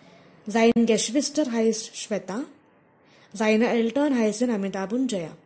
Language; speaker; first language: German; non-native, fluent; Marathi